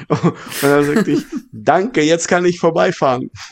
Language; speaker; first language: German; non-native, fluent; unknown